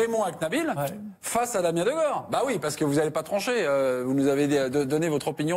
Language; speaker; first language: French; native; French